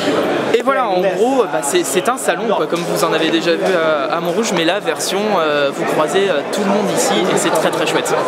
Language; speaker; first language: French; native; French